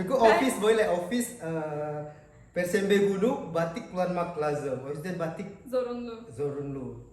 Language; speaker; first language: Turkish; non-native, learner; Indonesian